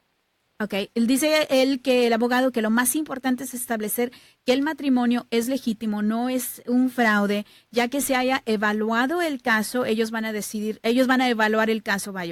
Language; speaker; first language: Spanish; native; Spanish